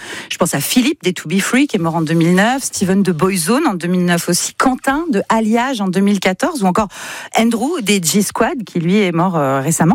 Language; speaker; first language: French; native; French